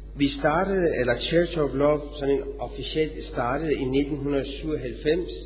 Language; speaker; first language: Danish; non-native, fluent; Persian